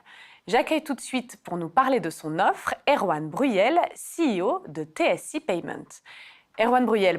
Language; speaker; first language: French; native; French